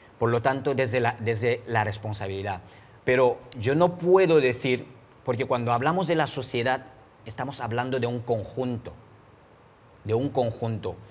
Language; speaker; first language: Spanish; non-native, fluent; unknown